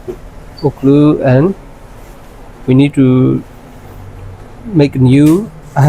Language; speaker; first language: English; non-native, learner; Thai